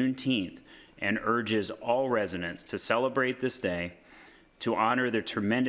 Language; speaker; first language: English; native; English